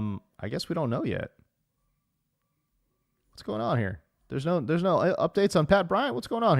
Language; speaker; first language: English; native; English